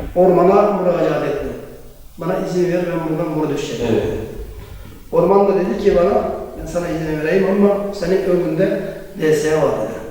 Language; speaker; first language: Turkish; native; Turkish